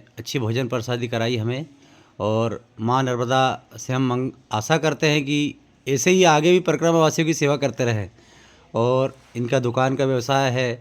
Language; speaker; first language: Hindi; non-native, local second language; Marathi